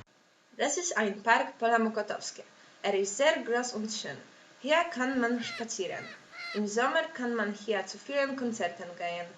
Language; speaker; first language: German; non-native, learner; Polish